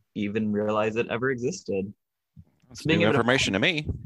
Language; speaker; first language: English; native; English